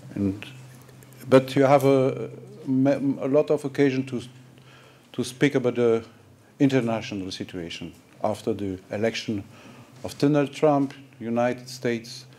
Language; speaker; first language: English; non-native, learner; French